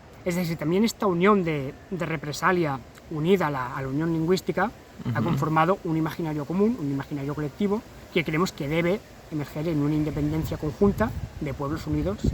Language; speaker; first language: Spanish; native; Spanish